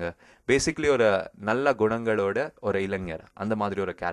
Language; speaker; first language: Tamil; early bilingual, heritage; Tamil